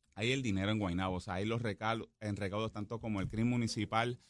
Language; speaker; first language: Spanish; native; Spanish